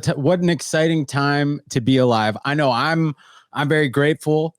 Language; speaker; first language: English; native; English